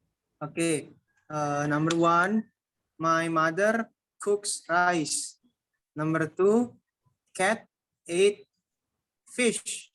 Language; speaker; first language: English; non-native, learner; Indonesian